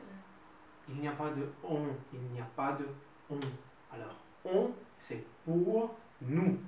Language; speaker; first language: French; non-native, fluent; Russian